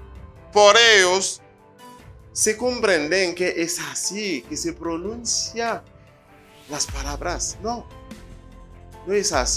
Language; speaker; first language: Spanish; non-native, fluent; Haitian Creole